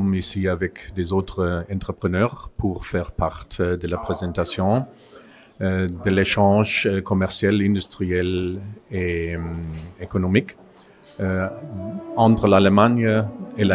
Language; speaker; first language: French; non-native, fluent; German